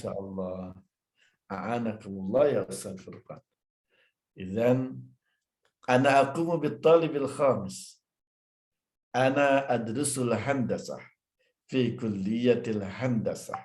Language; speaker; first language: Arabic; non-native, fluent; Indonesian